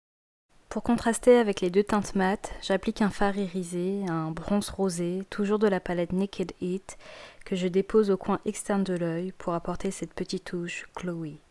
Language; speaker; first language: French; native; French